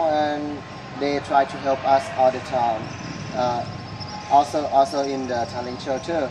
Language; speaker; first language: English; non-native, learner; Thai